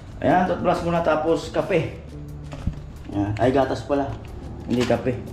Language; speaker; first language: Filipino; non-native, local second language; Hiligaynon